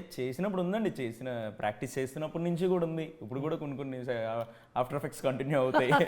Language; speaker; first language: Telugu; native; Telugu